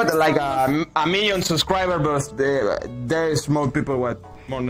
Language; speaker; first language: English; non-native, learner; Spanish